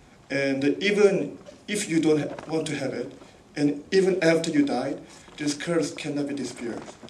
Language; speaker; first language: English; non-native, fluent; Korean